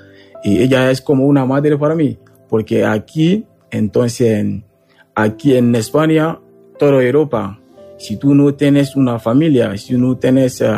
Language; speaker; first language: Spanish; non-native, learner; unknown